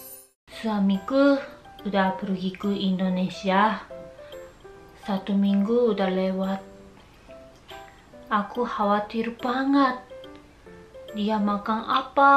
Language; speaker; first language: Indonesian; non-native, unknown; Japanese